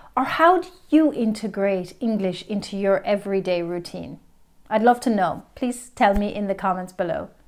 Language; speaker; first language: English; native; English